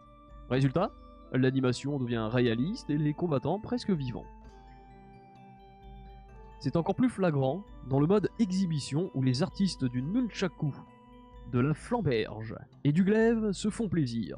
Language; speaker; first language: French; native; French